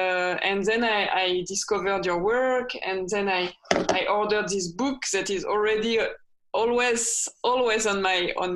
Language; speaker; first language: English; non-native, fluent; French